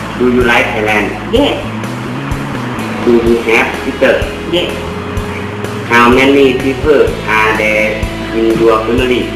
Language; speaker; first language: English; non-native, learner; Thai